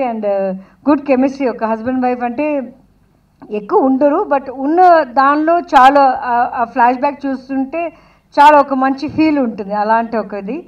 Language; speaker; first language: Telugu; non-native, fluent; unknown